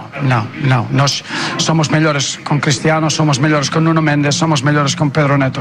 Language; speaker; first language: Portuguese; non-native, fluent; Spanish